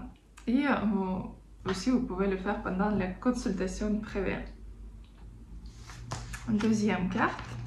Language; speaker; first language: French; non-native, fluent; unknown